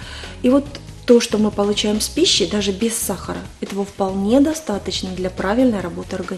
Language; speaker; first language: Russian; native; Russian